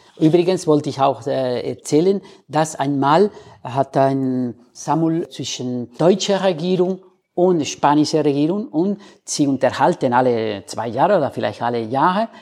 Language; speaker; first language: German; non-native, fluent; Spanish